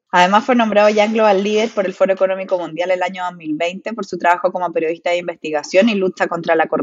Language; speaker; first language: Spanish; native; Spanish